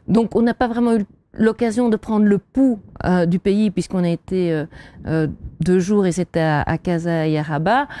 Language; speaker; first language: French; native; French